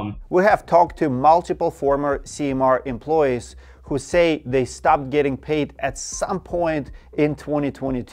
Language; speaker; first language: English; non-native, fluent; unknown